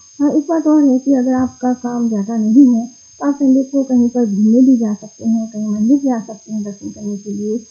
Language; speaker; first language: Hindi; native; Hindi